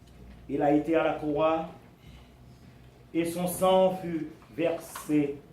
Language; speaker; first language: French; non-native, local second language; Haitian Creole